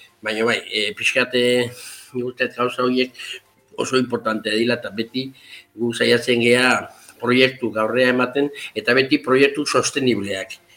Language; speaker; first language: Basque; native; Basque